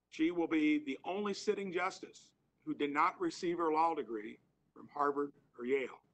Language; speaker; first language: English; native; English